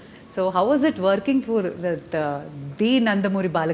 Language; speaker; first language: Telugu; native; Telugu